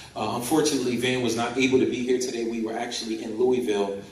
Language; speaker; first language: English; native; English